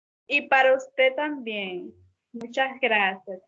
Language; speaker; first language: Spanish; non-native, learner; Portuguese